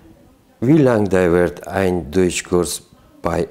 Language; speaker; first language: German; non-native, learner; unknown